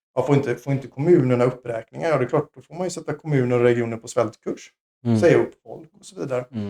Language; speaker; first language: Swedish; native; Swedish